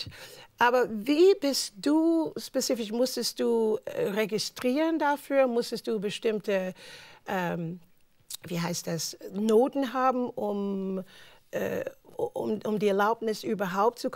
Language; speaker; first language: German; non-native, fluent; English